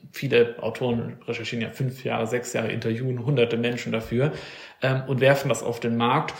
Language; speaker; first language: German; native; German